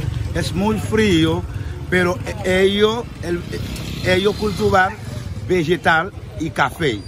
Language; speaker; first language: Spanish; non-native, fluent; Haitian Creole